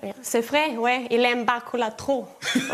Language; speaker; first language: French; non-native, learner; German